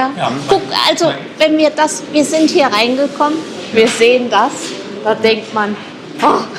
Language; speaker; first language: German; native; German